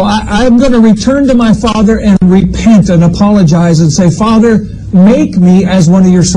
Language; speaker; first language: English; native; English